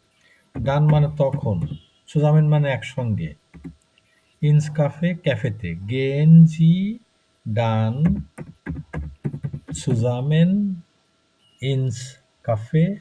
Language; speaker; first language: German; non-native, fluent; Bangla